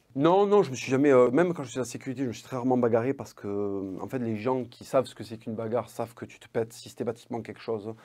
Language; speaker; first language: French; native; French